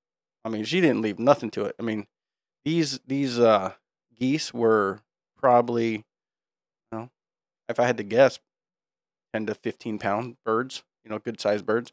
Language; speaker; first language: English; native; English